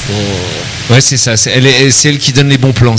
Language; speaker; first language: French; native; French